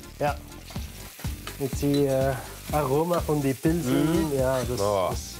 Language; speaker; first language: German; non-native, learner; Dutch